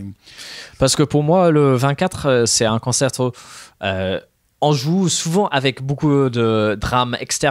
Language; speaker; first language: French; non-native, fluent; English